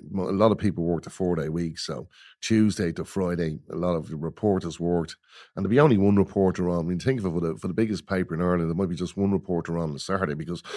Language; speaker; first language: English; native; English